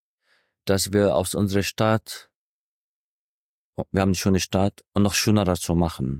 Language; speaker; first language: German; non-native, fluent; Arabic